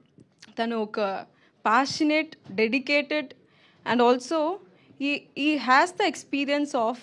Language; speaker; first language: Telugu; non-native, learner; Tamil